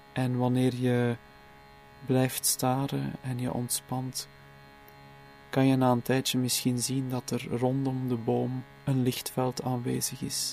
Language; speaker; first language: Dutch; native; Dutch